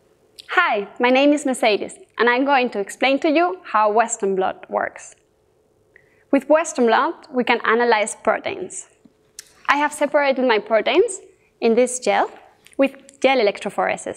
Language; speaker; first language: English; non-native, fluent; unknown